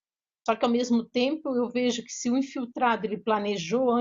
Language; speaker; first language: Portuguese; native; Portuguese